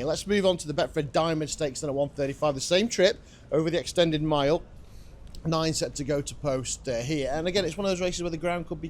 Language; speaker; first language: English; native; English